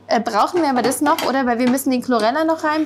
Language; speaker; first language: German; native; German